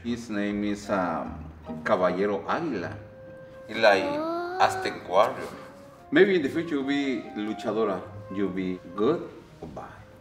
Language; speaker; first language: English; non-native, learner; Spanish